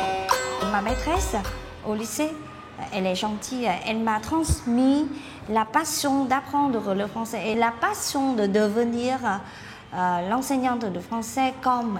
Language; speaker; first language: French; non-native, fluent; Vietnamese